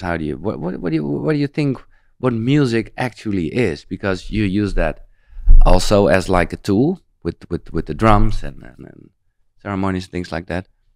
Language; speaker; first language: English; non-native, fluent; Dutch